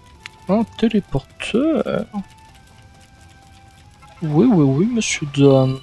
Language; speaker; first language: French; native; French